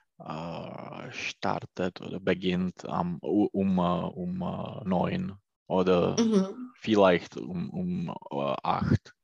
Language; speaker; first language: German; non-native, learner; Czech